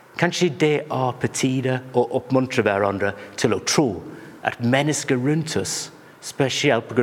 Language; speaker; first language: Norwegian; non-native, fluent; English